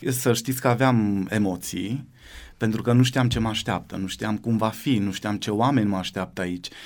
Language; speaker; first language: Romanian; native; Romanian